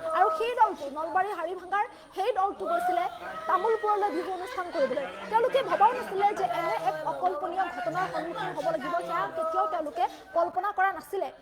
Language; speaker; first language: Assamese; native; Assamese